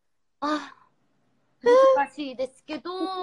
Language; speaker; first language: Japanese; non-native, learner; Korean